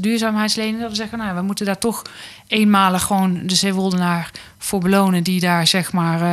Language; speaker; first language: Dutch; native; Dutch